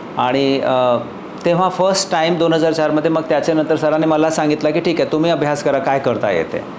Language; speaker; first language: Marathi; non-native, fluent; Hindi